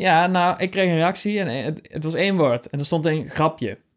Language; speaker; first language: Dutch; native; Dutch